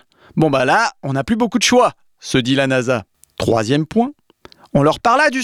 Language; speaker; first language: French; native; French